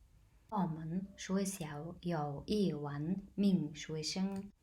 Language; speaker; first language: Chinese; non-native, fluent; Mongolian